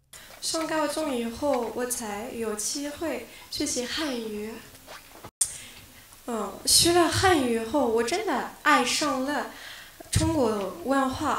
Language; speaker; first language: Chinese; non-native, learner; French